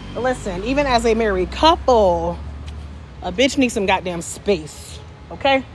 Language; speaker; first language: English; native; English